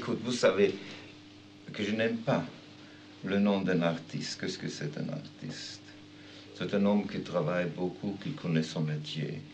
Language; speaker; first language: French; non-native, fluent; German